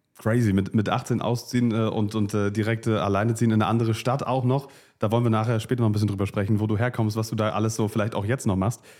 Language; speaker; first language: German; native; German